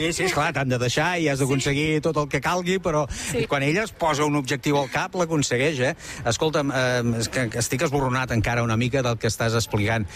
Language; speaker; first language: Catalan; native; Catalan